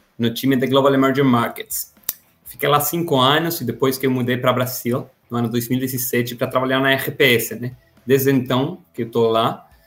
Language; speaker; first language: Portuguese; non-native, fluent; Spanish